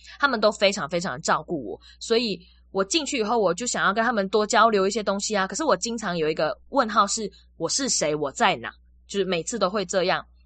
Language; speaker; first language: Chinese; native; Chinese